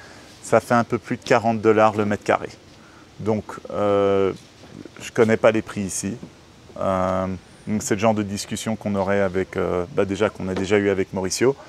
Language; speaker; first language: French; native; French